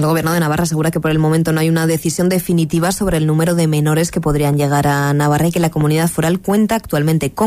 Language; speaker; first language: Spanish; native; Spanish